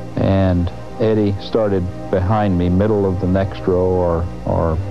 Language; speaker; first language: English; native; English